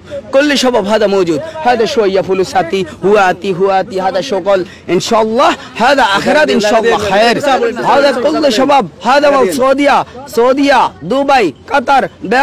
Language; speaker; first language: Arabic; non-native, learner; Bangla